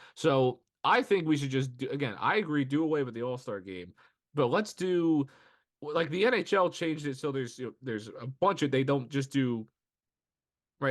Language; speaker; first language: English; native; English